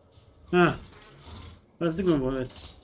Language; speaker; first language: Turkish; native; Turkish